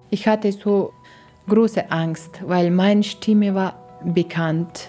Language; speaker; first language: German; non-native, learner; Persian